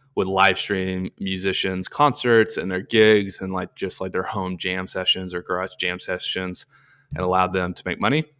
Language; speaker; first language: English; native; English